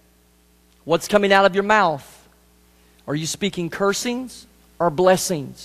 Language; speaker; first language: English; native; English